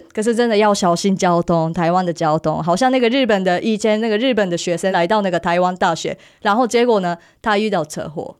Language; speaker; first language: Chinese; non-native, fluent; Japanese